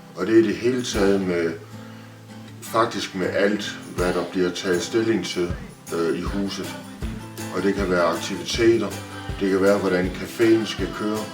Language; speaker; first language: Danish; native; Danish